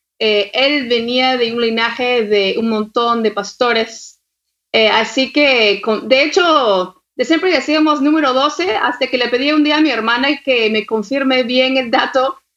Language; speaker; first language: Spanish; non-native, fluent; English